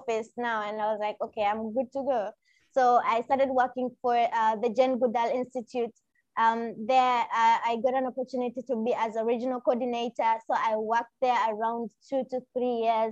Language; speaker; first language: English; non-native, local second language; Swahili